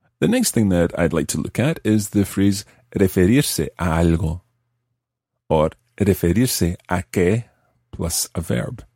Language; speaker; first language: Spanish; non-native, fluent; English